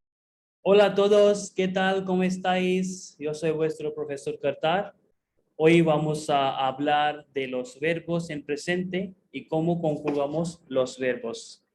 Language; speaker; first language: Spanish; non-native, fluent; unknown